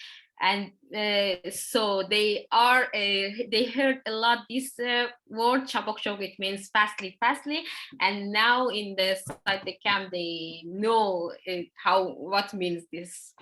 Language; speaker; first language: English; non-native, learner; Persian